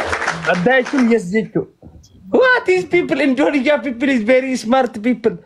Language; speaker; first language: English; non-native, learner; Oromo